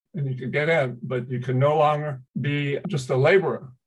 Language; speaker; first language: English; early bilingual, other home language; Chinese